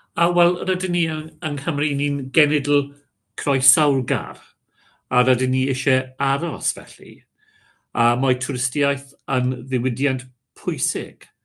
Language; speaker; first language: Welsh; non-native, local second language; English